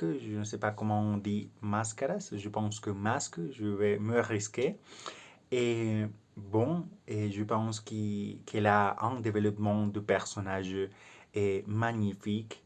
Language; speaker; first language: French; non-native, learner; Spanish